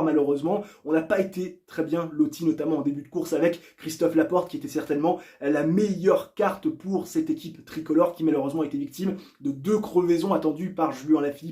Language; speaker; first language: French; native; French